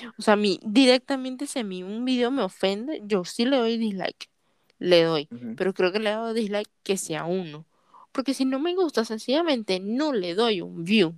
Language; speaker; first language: Spanish; native; Spanish